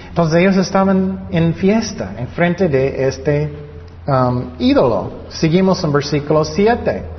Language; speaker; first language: Spanish; non-native, fluent; English